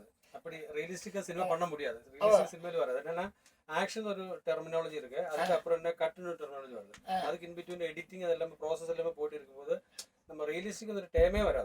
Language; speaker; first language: Tamil; non-native, learner; Malayalam